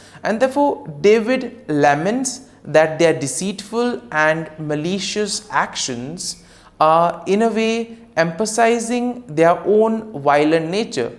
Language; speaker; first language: English; non-native, local second language; Konkani